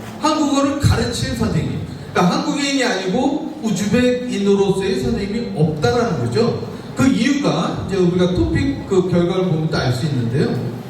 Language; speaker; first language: Korean; native; Korean